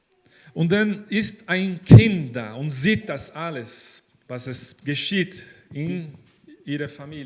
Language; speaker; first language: German; non-native, fluent; Portuguese